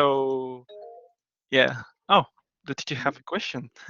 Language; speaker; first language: English; non-native, learner; Spanish